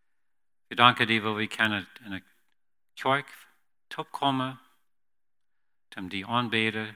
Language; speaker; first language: German; non-native, learner; Plautdietsch